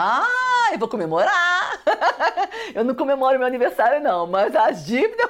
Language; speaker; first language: Portuguese; native; Portuguese